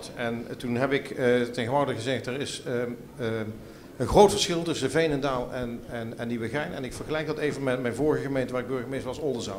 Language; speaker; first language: Dutch; native; Dutch